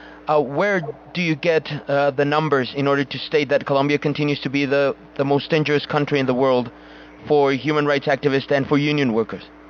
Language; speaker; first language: English; non-native, fluent; Spanish